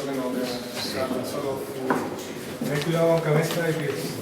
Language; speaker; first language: Spanish; native; Spanish